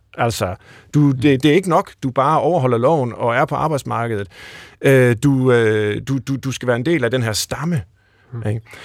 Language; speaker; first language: Danish; native; Danish